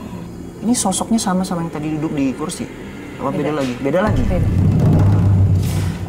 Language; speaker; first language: Indonesian; native; Indonesian